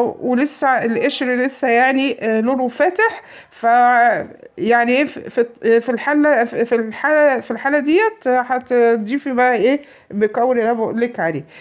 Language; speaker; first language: Arabic; native; Arabic